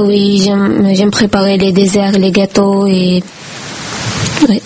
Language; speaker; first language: French; non-native, learner; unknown